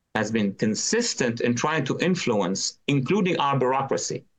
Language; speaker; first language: English; non-native, fluent; Arabic